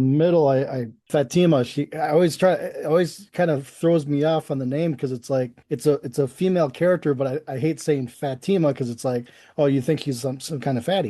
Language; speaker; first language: English; native; English